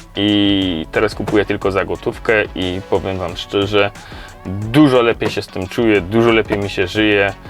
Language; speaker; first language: Polish; native; Polish